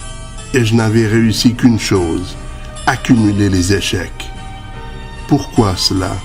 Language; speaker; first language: French; native; French